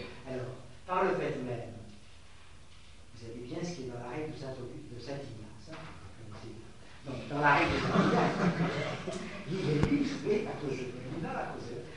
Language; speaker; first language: French; native; French